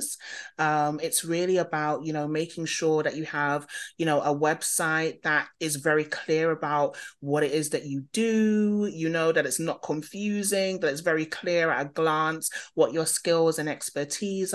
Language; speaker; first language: English; native; English